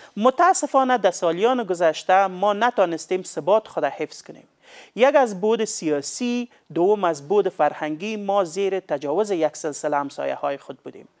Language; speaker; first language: Persian; native; Persian